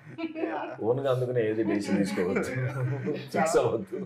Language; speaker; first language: Telugu; native; Telugu